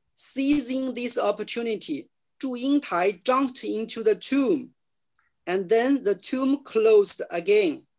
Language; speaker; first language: English; non-native, learner; Chinese